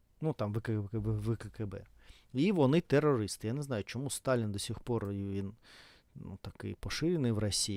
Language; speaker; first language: Ukrainian; non-native, fluent; Russian